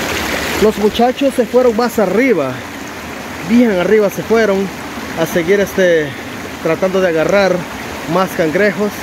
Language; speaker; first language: Spanish; native; Spanish